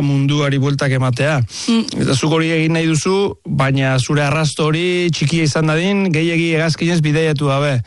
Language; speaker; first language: Basque; native; Basque